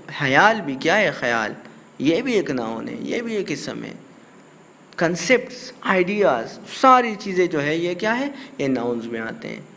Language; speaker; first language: Urdu; non-native, local second language; Pashto